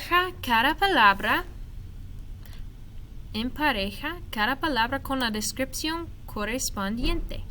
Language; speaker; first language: Spanish; non-native, fluent; English